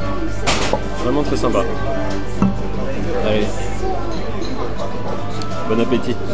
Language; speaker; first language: French; native; French